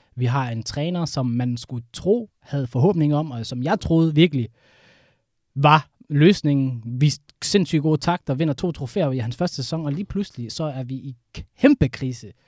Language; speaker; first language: Danish; early bilingual, other home language; Somali